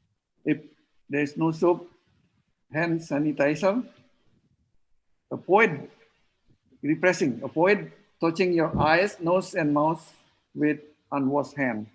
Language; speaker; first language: English; non-native, learner; Indonesian